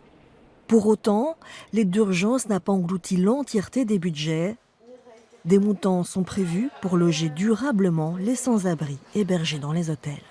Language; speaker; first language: French; native; French